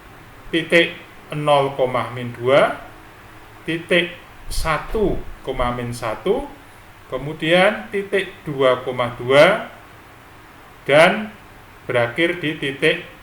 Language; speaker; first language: Indonesian; native; Indonesian